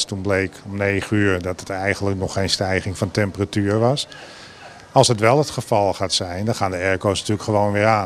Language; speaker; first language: Dutch; native; Dutch